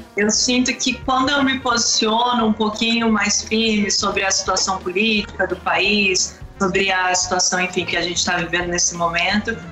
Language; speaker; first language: Portuguese; native; Portuguese